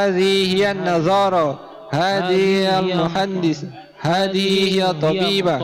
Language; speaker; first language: Arabic; non-native, learner; Indonesian